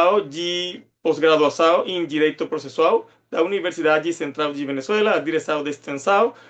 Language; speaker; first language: Portuguese; non-native, fluent; Spanish